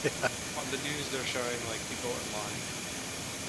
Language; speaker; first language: English; native; English